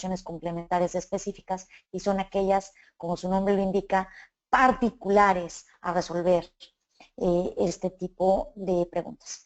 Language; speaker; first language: Spanish; native; Spanish